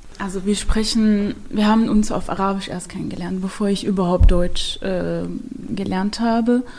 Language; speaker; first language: German; non-native, fluent; Arabic